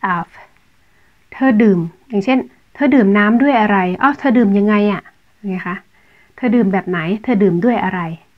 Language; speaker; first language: Thai; native; Thai